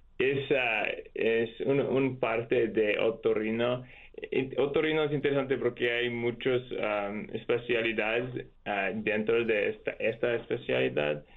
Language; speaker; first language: Spanish; non-native, learner; English